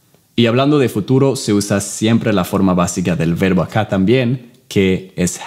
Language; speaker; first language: Spanish; non-native, fluent; English